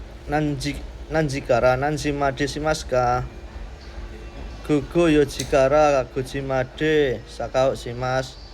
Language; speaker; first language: Japanese; non-native, learner; Indonesian